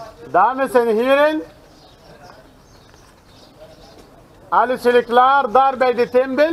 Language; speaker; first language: Dutch; non-native, learner; Arabic